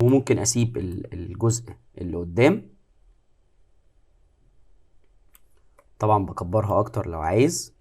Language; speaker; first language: Arabic; native; Arabic